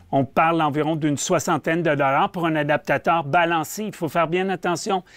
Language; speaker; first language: French; native; French